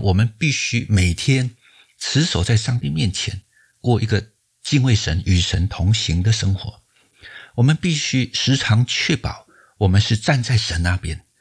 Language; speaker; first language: Chinese; native; Chinese